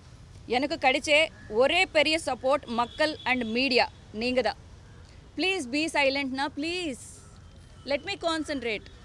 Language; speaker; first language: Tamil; non-native, learner; Telugu